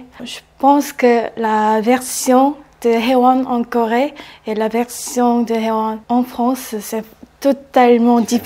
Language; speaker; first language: French; non-native, learner; Korean